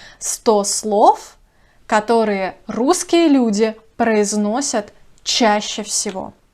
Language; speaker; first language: Russian; native; Russian